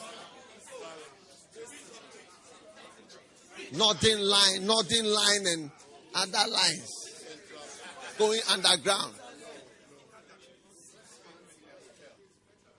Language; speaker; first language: English; non-native, local second language; Akan